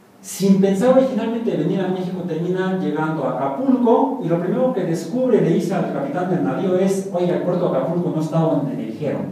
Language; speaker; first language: Spanish; native; Spanish